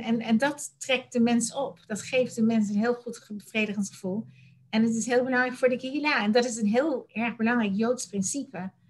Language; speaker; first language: Dutch; native; Dutch